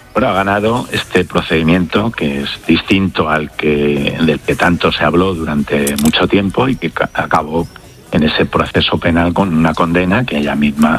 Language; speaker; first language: Spanish; native; Spanish